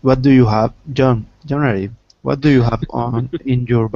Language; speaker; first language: English; non-native, learner; Spanish